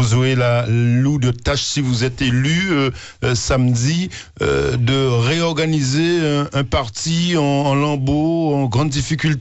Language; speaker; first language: French; native; French